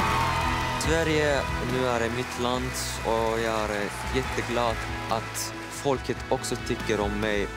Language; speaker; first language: Swedish; non-native, learner; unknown